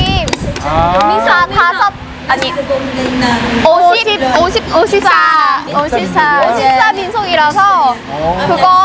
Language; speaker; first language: Korean; non-native, learner; Vietnamese